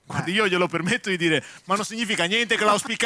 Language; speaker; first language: Italian; native; Italian